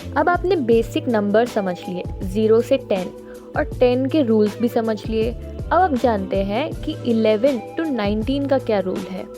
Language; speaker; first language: Hindi; native; Hindi